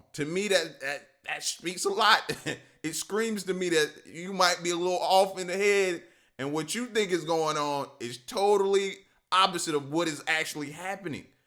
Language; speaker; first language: English; native; English